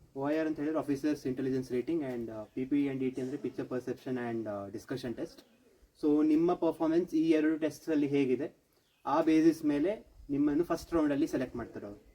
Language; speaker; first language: Kannada; native; Kannada